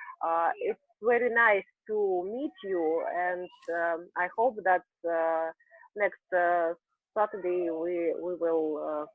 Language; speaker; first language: English; non-native, learner; Russian